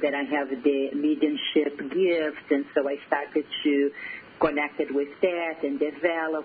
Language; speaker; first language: English; non-native, fluent; Portuguese